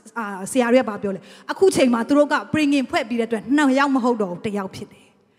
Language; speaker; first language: Burmese; non-native, local second language; Tedim Chin